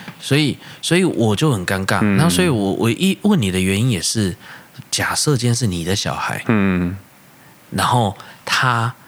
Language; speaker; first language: Chinese; native; Chinese